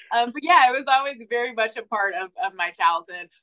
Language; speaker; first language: English; native; English